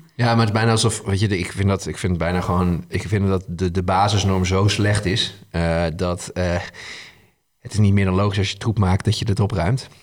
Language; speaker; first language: Dutch; early bilingual, other home language; Arabic